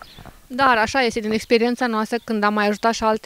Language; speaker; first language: Romanian; native; Romanian